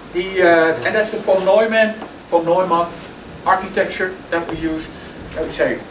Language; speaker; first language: English; non-native, fluent; Dutch